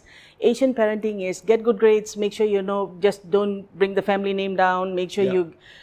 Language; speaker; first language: English; non-native, local second language; Tamil